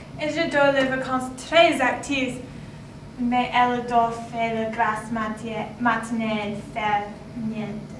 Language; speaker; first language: French; non-native, learner; English